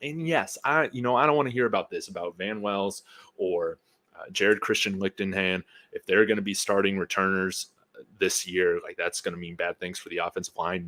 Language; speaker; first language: English; native; English